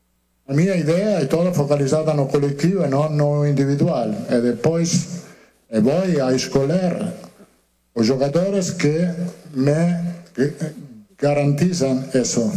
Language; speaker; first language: Portuguese; non-native, learner; Italian